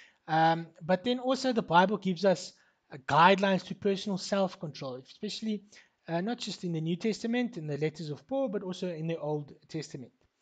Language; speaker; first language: English; non-native, local second language; Afrikaans